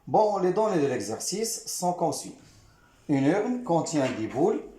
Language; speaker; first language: French; non-native, local second language; Arabic